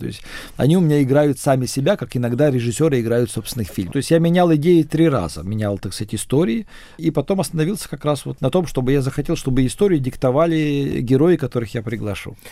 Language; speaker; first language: Russian; native; Russian